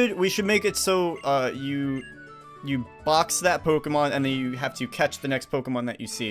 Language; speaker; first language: English; native; English